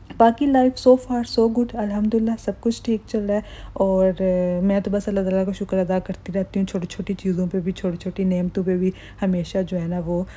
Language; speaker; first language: Urdu; native; Urdu